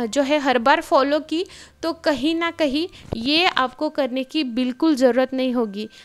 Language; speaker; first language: Hindi; non-native, local second language; Marathi